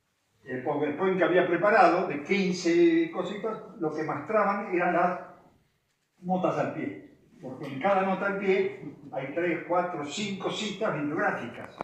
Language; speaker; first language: Spanish; native; Spanish